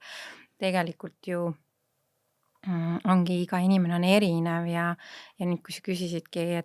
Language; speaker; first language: Estonian; native; Estonian